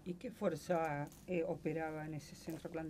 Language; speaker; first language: Spanish; native; Spanish